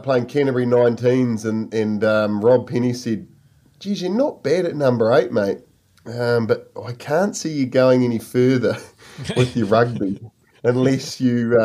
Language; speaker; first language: English; native; English